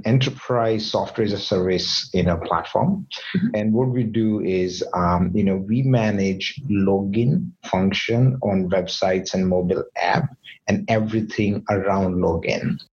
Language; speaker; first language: English; non-native, local second language; Hindi